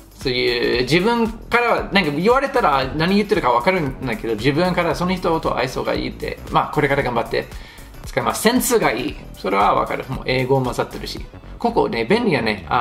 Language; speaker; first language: Japanese; non-native, fluent; English